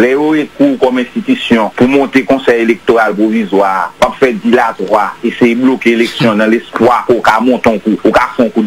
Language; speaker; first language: French; non-native, local second language; Haitian Creole